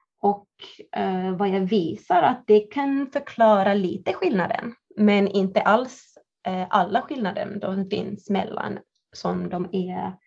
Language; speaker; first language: Swedish; non-native, fluent; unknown